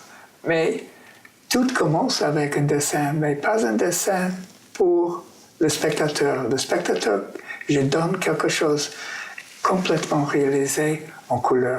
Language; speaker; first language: French; non-native, fluent; English